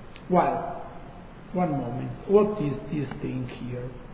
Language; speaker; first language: English; non-native, fluent; Italian